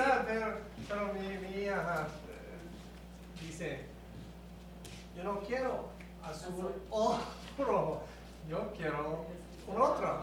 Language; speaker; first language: Spanish; non-native, learner; English